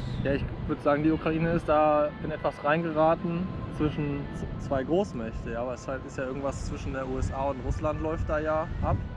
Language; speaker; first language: German; native; German